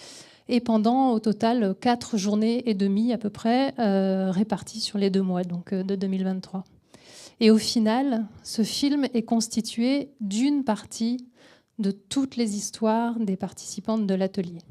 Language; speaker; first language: French; native; French